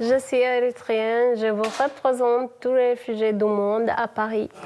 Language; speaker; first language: French; non-native, learner; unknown